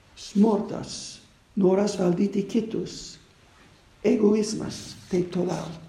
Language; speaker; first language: Lithuanian; non-native, fluent; English